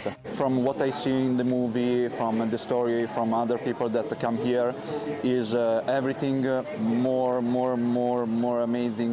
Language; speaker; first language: English; non-native, learner; Italian